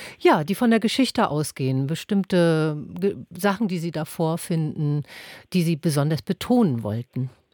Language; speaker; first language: German; native; German